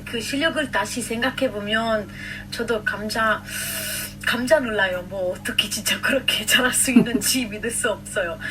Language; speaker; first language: Korean; non-native, fluent; Italian